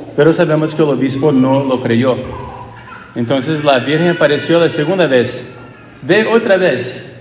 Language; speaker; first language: Spanish; non-native, fluent; English